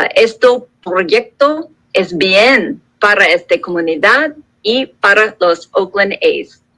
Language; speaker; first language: Spanish; non-native, learner; English